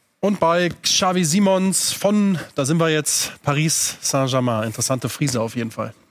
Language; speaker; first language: German; native; German